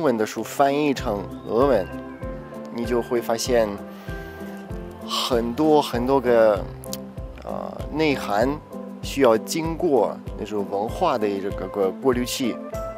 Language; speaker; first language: Chinese; non-native, fluent; Russian